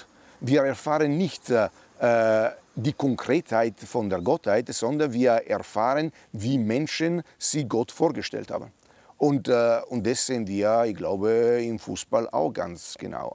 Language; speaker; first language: German; non-native, fluent; Italian